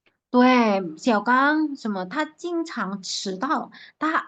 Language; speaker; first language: Chinese; non-native, fluent; Indonesian